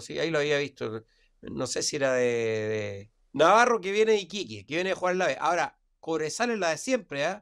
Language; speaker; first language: Spanish; native; Spanish